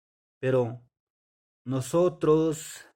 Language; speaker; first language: Spanish; non-native, local second language; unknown